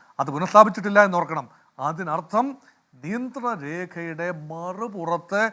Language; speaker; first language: Malayalam; native; Malayalam